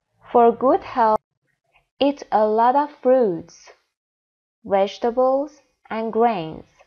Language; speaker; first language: English; non-native, fluent; Persian